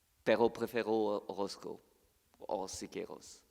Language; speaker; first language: Spanish; non-native, learner; French